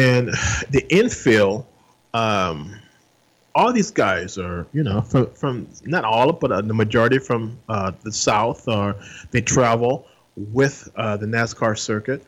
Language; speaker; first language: English; native; English